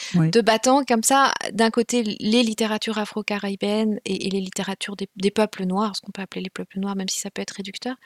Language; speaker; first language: French; non-native, local second language; Kinyarwanda